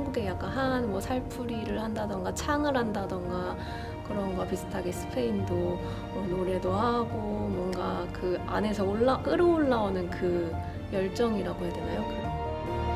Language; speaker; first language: Korean; native; Korean